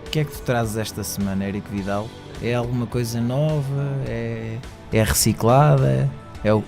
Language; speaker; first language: Portuguese; native; Portuguese